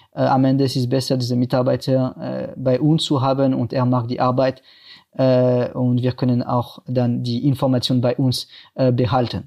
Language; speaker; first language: German; non-native, fluent; French